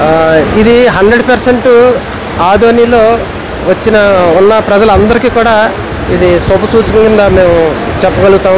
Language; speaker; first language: Telugu; native; Telugu